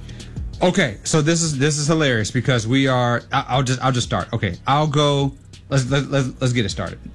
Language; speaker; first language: English; native; English